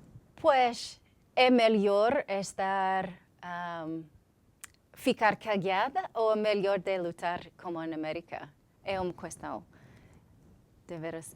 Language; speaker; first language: Portuguese; non-native, learner; English